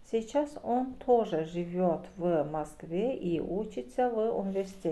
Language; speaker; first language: Russian; non-native, fluent; Azerbaijani